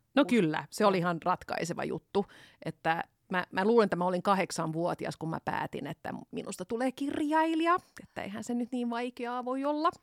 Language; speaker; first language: Finnish; non-native, local second language; Swedish